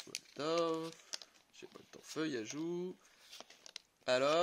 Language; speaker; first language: French; native; French